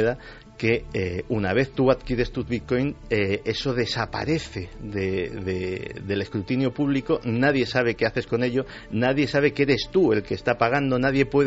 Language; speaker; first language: Spanish; native; Spanish